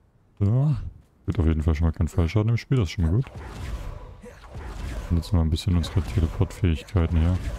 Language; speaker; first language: German; native; German